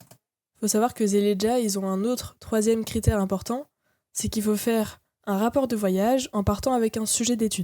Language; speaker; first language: French; native; French